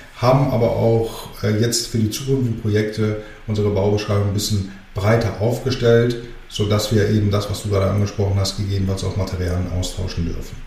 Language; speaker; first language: German; early bilingual, other home language; Greek